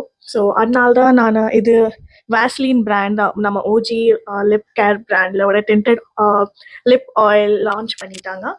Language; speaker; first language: Tamil; non-native, learner; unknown